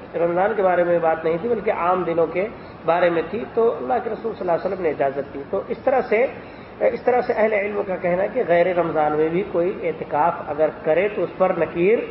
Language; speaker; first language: Urdu; native; Urdu